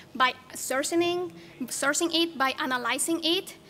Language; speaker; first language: English; non-native, fluent; Spanish